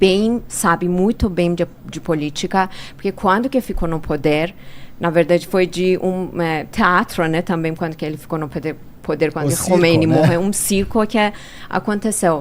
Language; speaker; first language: Portuguese; non-native, fluent; Persian